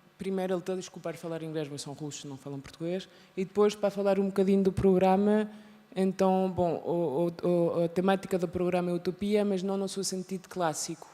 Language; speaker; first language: Portuguese; non-native, fluent; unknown